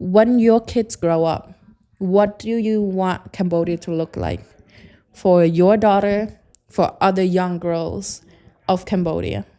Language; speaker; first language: English; non-native, fluent; Khmer